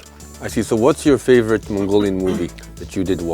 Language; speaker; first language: English; non-native, local second language; Mongolian